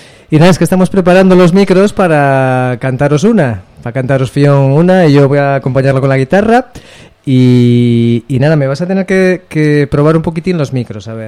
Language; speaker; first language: Spanish; native; Spanish